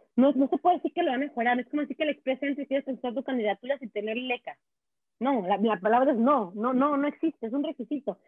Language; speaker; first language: Spanish; native; Spanish